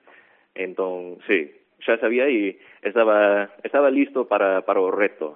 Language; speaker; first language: Galician; non-native, fluent; English